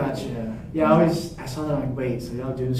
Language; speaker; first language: English; native; English